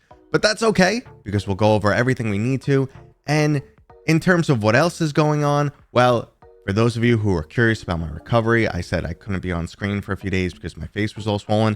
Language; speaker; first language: English; native; English